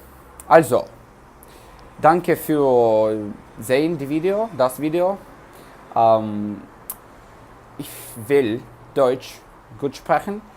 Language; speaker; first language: German; non-native, learner; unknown